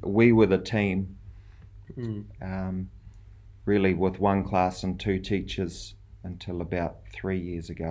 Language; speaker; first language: English; native; English